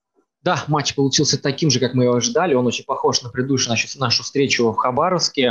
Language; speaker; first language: Russian; native; Russian